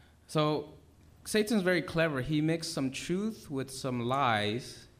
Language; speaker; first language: English; early bilingual, other home language; Vietnamese